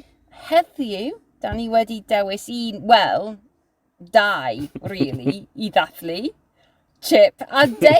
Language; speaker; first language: Welsh; non-native, learner; English